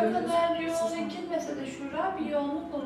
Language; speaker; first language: Turkish; native; Turkish